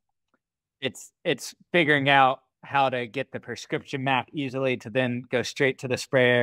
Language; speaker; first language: English; native; English